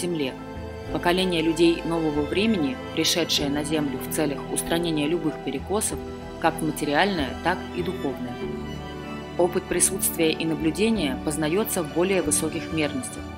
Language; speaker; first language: Russian; native; Russian